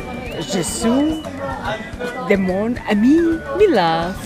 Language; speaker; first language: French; non-native, learner; Slovenian